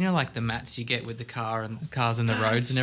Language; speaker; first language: English; native; English